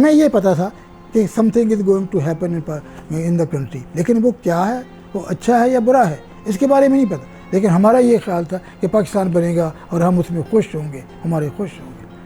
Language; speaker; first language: Urdu; non-native, local second language; Punjabi